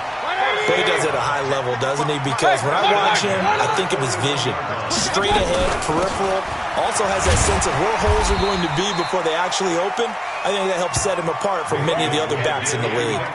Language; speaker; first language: English; native; English